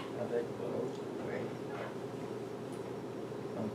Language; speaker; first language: French; non-native, learner; English